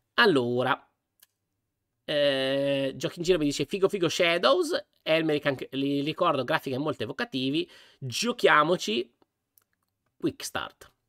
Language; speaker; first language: Italian; native; Italian